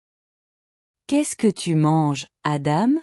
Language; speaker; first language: French; non-native, local second language; Arabic